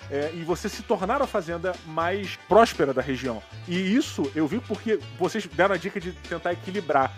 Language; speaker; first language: Portuguese; native; Portuguese